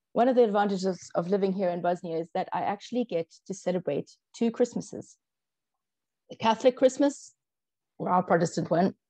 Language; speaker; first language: English; native; English